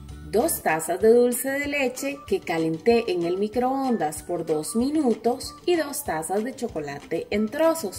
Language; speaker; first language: Spanish; native; Spanish